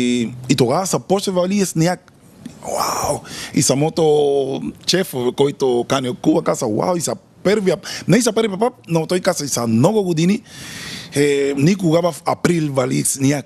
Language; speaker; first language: Bulgarian; non-native, learner; Spanish